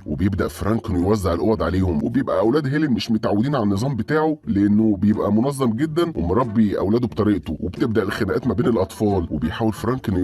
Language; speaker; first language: Arabic; native; Arabic